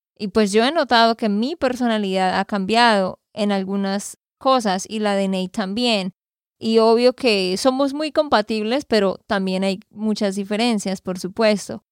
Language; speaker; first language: Spanish; native; Spanish